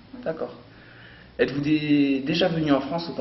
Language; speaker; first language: French; native; French